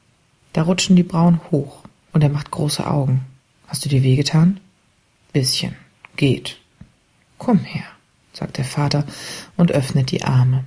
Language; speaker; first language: German; native; German